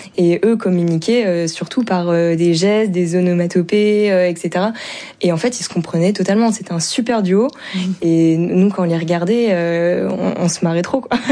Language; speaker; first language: French; native; French